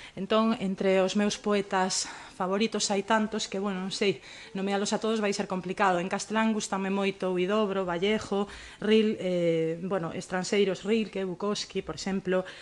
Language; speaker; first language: Galician; non-native, local second language; Spanish